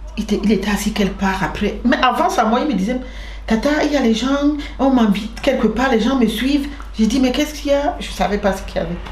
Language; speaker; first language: French; non-native, local second language; Basaa